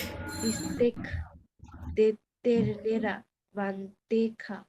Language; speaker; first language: Spanish; non-native, learner; Bangla